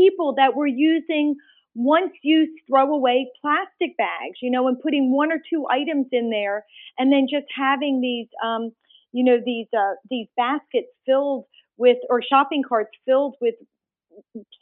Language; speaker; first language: English; native; English